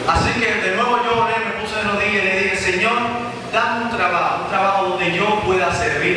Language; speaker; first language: Spanish; native; Spanish